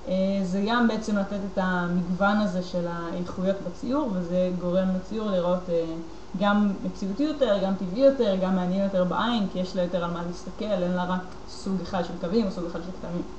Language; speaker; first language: Hebrew; native; Hebrew